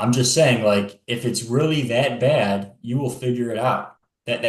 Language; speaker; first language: English; native; English